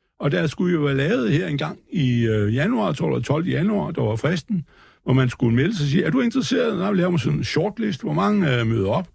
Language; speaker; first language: Danish; native; Danish